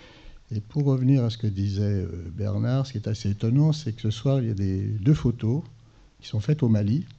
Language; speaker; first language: French; native; French